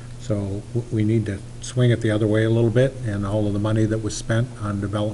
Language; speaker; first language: English; native; English